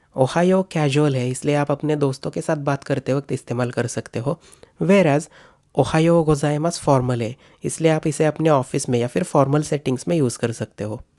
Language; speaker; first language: Hindi; non-native, local second language; Marathi